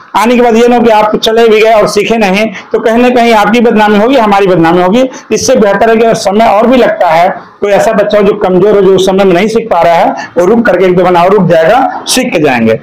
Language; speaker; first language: Hindi; native; Hindi